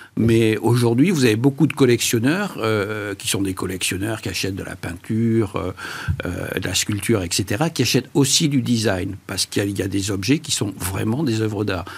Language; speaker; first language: French; native; French